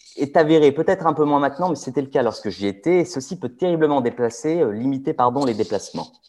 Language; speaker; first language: French; early bilingual, other home language; Arabic